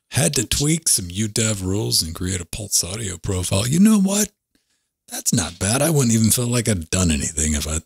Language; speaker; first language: English; native; English